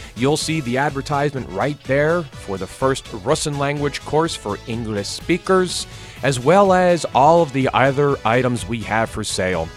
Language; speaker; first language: English; native; English